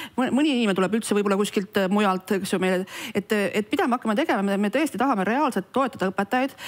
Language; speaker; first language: Estonian; non-native, local second language; Russian